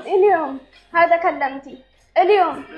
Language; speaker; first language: Arabic; non-native, learner; Amharic